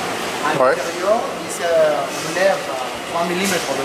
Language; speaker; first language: French; non-native, learner; Spanish